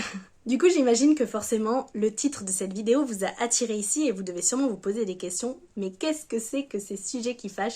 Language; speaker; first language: French; native; French